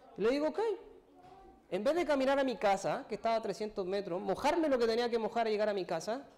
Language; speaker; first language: Spanish; native; Spanish